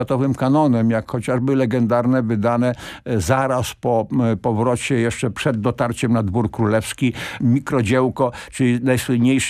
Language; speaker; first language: Polish; native; Polish